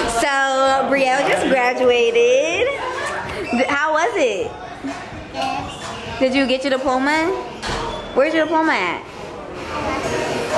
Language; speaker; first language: English; native; English